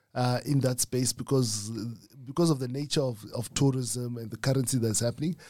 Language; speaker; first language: English; non-native, local second language; Shona